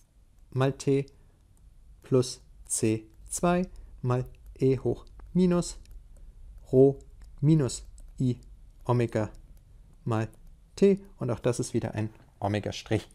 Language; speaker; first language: German; native; German